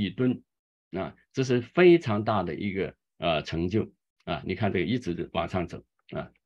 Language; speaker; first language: Chinese; native; Chinese